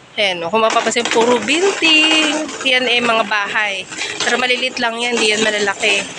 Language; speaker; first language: Filipino; native; Filipino